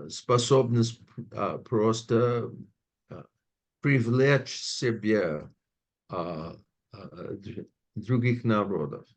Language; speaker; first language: Russian; non-native, fluent; English